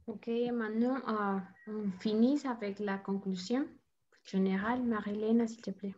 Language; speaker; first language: French; non-native, learner; Spanish